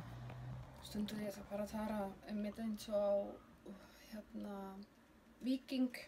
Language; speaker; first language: Icelandic; non-native, learner; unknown